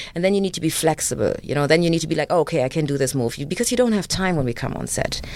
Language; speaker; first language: English; non-native, fluent; German